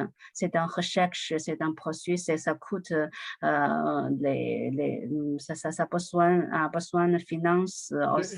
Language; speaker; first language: French; non-native, learner; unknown